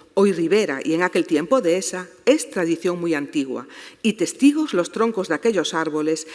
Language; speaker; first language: Spanish; non-native, local second language; Galician